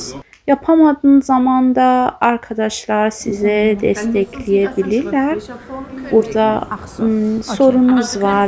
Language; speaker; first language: Turkish; non-native, fluent; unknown